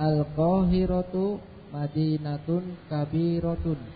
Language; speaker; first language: Arabic; non-native, learner; Indonesian